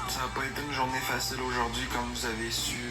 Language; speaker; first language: French; native; French